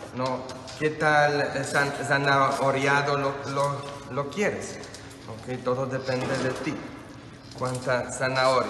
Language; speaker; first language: Spanish; non-native, fluent; English